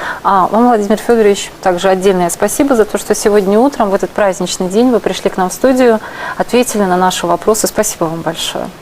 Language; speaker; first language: Russian; native; Russian